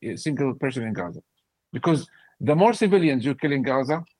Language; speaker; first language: English; non-native, fluent; Arabic